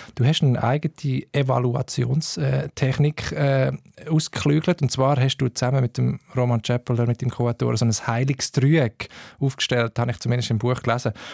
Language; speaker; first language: German; native; German